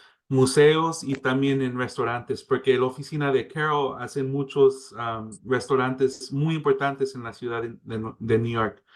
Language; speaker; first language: Spanish; early bilingual, heritage; English